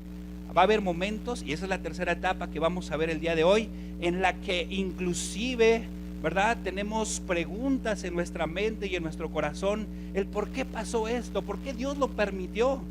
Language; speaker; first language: Spanish; native; Spanish